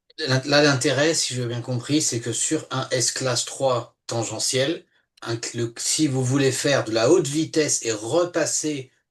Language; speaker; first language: French; native; French